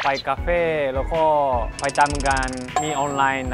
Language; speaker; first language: Thai; non-native, learner; Japanese